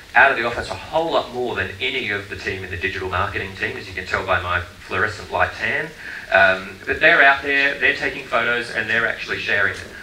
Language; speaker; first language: English; native; English